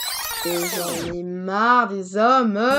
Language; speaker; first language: French; native; French